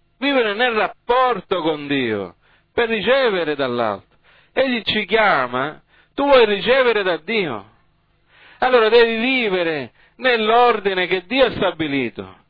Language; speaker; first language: Italian; early bilingual, heritage; English